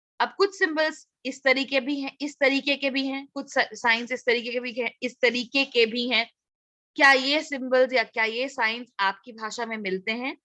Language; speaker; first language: Hindi; non-native, local second language; Assamese